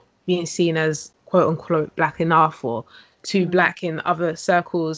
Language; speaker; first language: English; native; English